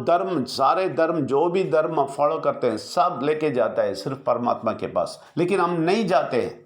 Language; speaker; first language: Hindi; non-native, local second language; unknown